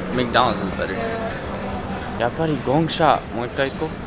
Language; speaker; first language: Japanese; non-native, learner; English